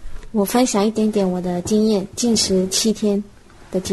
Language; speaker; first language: Chinese; native; Chinese